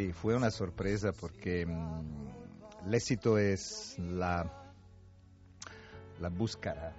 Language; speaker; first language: Spanish; non-native, fluent; Italian